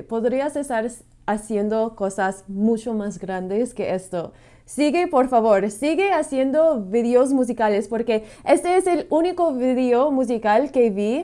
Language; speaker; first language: Spanish; non-native, fluent; English